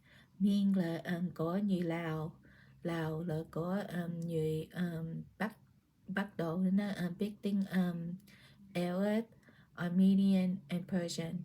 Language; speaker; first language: Vietnamese; early bilingual, heritage; Vietnamese